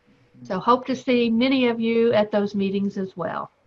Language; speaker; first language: English; native; English